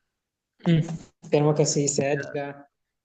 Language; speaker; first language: Indonesian; non-native, learner; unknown